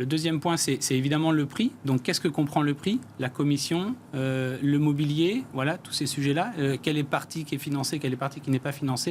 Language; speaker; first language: French; native; French